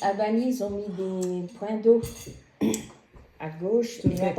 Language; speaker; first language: French; native; French